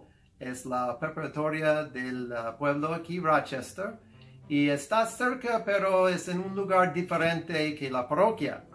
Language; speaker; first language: Spanish; non-native, fluent; English